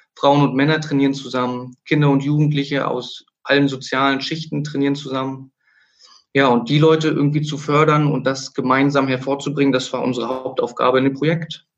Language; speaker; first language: German; native; German